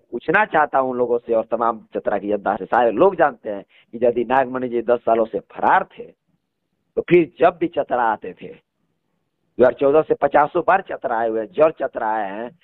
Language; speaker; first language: Hindi; native; Hindi